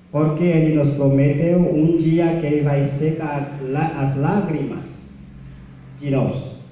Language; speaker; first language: Portuguese; non-native, learner; Haitian Creole